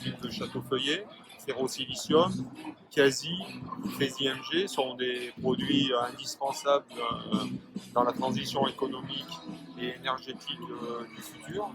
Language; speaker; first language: French; native; French